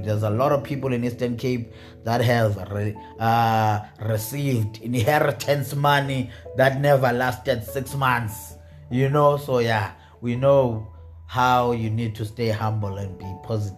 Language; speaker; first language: English; non-native, local second language; Xhosa